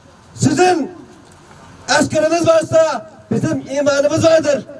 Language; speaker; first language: Turkish; non-native, fluent; Uyghur